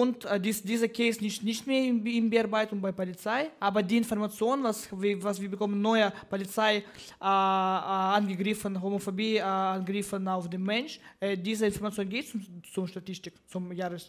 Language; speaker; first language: German; non-native, learner; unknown